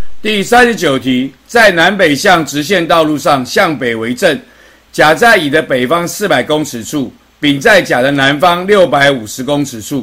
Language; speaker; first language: Chinese; native; Chinese